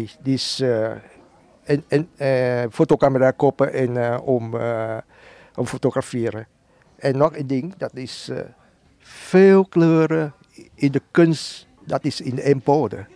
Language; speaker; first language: Dutch; non-native, learner; Vietnamese